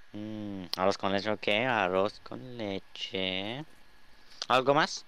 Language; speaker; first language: Spanish; non-native, learner; English